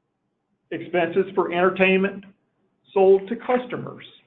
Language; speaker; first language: English; native; English